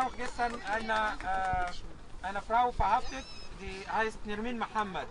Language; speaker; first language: German; non-native, learner; Arabic